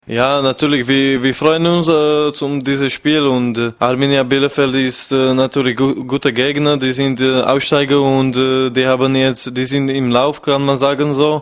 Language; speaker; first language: German; non-native, fluent; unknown